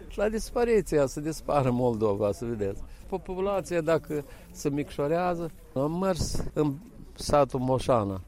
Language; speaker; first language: Romanian; native; Romanian